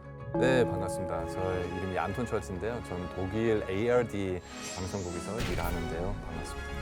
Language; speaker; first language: Korean; non-native, fluent; German